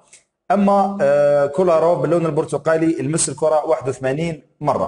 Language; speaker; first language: Arabic; native; Arabic